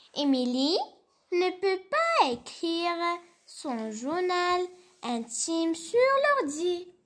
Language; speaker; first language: French; non-native, local second language; Arabic